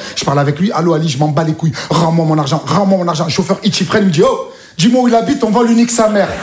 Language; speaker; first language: French; native; French